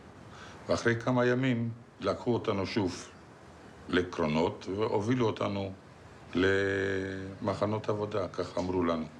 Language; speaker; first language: Hebrew; non-native, fluent; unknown